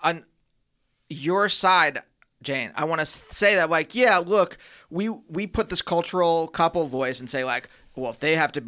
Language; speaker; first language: English; native; English